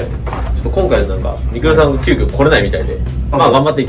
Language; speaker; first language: Japanese; early bilingual, other home language; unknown